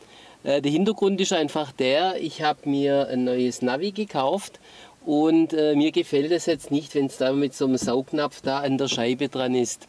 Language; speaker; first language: German; native; German